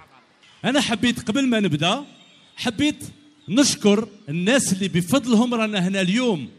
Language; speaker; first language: Arabic; native; Arabic